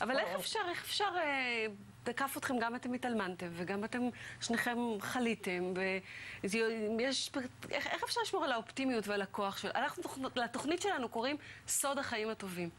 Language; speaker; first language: Hebrew; native; Hebrew